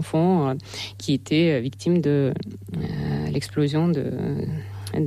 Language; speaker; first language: French; non-native, fluent; Russian